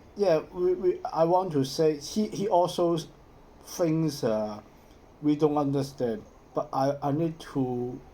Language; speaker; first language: English; non-native, learner; Cantonese